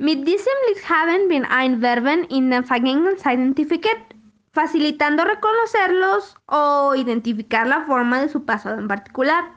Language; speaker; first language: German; non-native, learner; Spanish